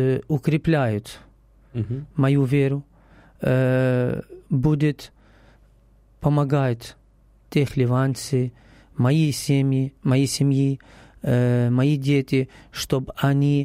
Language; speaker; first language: Russian; non-native, learner; Arabic